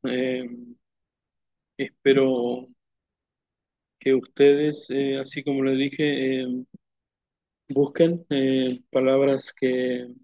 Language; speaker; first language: Spanish; non-native, local second language; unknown